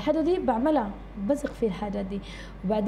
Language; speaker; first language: Arabic; native; Arabic